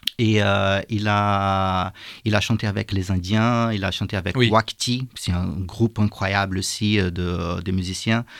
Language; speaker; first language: French; non-native, fluent; Portuguese